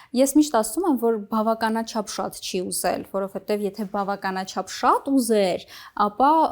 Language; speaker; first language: Armenian; native; Armenian